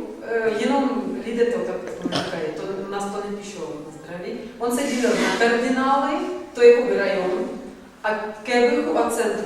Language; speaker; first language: Czech; non-native, fluent; Russian